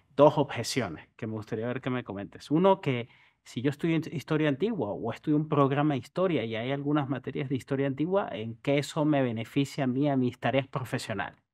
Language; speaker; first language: Spanish; native; Spanish